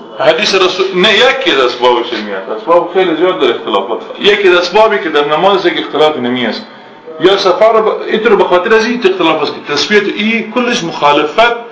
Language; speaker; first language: Persian; native; Persian